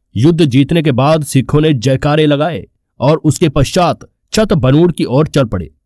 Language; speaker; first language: Hindi; non-native, local second language; Punjabi